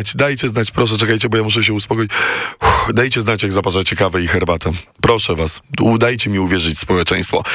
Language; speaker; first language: Polish; native; Polish